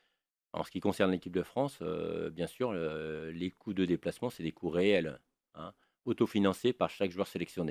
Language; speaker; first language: French; native; French